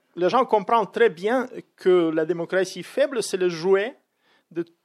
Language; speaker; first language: French; non-native, fluent; Russian